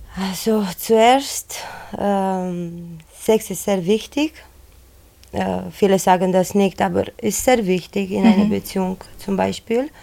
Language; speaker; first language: German; non-native, learner; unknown